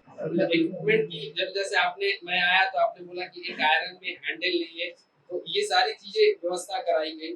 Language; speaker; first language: Hindi; native; Hindi